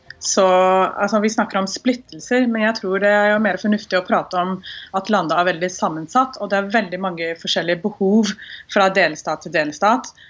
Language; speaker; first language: Norwegian; non-native, fluent; English